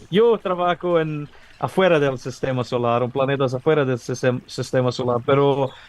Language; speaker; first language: Spanish; non-native, learner; English